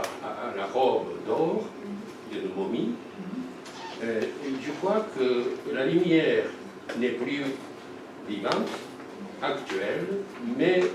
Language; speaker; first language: French; non-native, fluent; Japanese